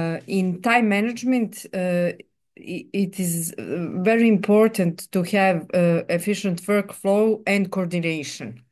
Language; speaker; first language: English; non-native, fluent; Serbian